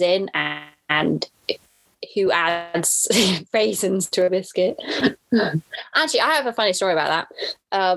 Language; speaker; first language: English; native; English